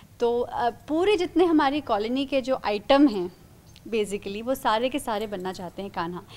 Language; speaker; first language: Hindi; native; Hindi